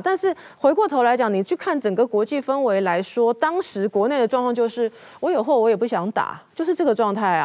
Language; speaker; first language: Chinese; native; Chinese